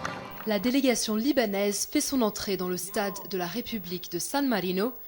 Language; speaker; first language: French; non-native, local second language; Arabic